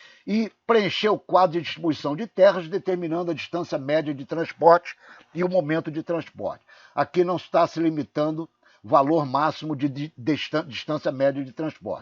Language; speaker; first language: Portuguese; native; Portuguese